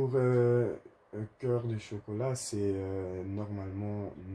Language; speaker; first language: French; non-native, learner; Dutch